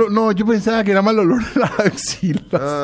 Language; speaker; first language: Spanish; native; Spanish